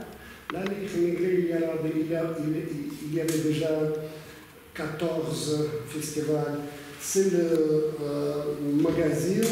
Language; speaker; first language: French; non-native, fluent; Russian